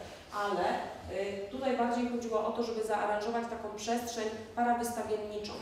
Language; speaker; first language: Polish; native; Polish